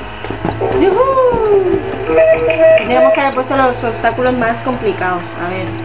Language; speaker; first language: Spanish; native; Spanish